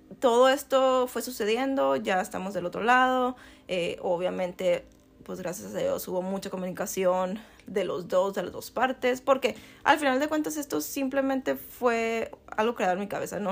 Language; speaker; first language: Spanish; native; Spanish